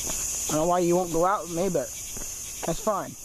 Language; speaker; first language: English; native; English